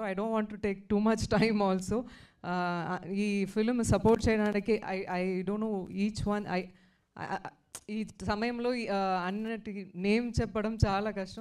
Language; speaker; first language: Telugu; non-native, local second language; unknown